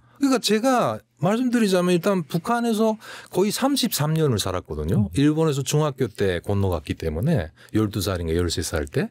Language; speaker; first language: Korean; native; Korean